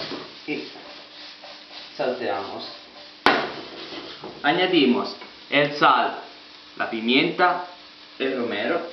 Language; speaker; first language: Spanish; non-native, learner; Italian